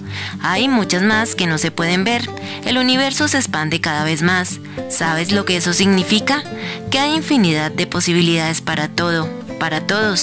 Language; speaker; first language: Spanish; native; Spanish